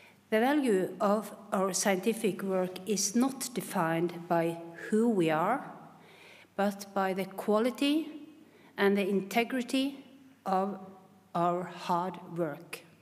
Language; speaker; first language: English; non-native, fluent; Norwegian